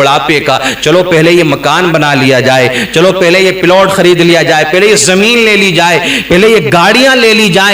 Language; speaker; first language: Urdu; native; Urdu